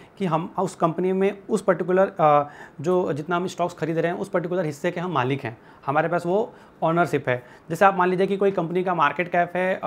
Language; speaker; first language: Hindi; native; Hindi